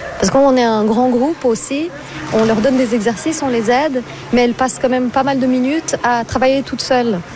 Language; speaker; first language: French; non-native, fluent; Portuguese